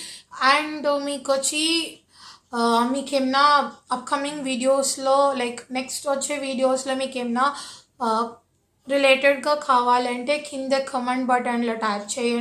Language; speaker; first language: Telugu; native; Telugu